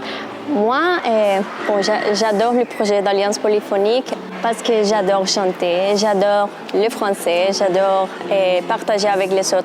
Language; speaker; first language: French; non-native, fluent; Spanish